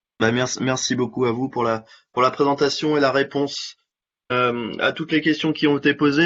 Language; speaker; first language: French; native; French